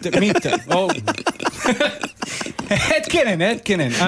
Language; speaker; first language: Finnish; non-native, learner; English